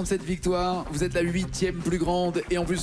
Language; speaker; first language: French; native; French